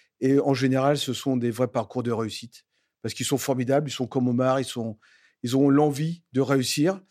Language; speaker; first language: French; native; French